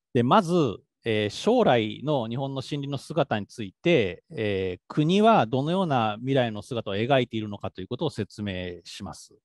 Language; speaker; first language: Japanese; native; Japanese